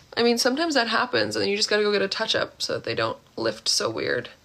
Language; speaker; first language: English; native; English